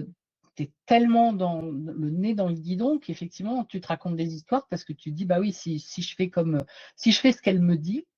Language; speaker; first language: French; native; French